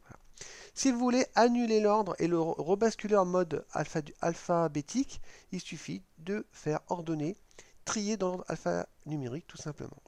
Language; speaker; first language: French; native; French